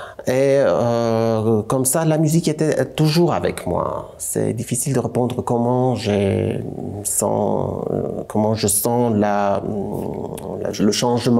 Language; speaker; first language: French; non-native, fluent; Armenian